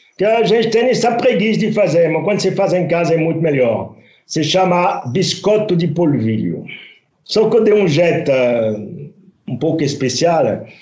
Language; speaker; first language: Portuguese; non-native, fluent; French